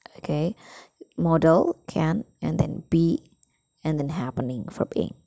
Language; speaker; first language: English; non-native, fluent; Indonesian